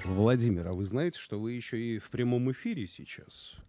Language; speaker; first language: Russian; native; Russian